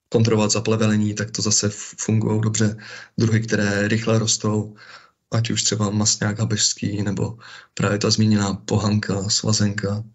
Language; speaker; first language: Czech; native; Czech